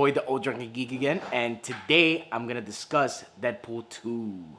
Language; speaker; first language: English; native; English